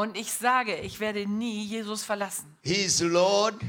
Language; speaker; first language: German; non-native, learner; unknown